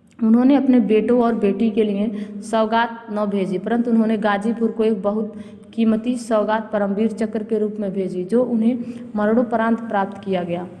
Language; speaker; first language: Hindi; native; Hindi